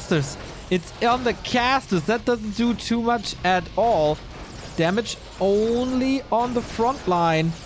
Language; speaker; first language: English; non-native, fluent; German